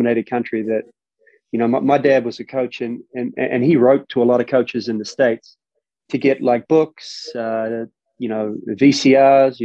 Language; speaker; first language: English; native; English